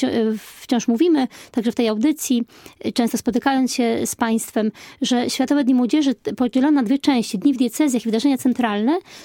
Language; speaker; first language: Polish; native; Polish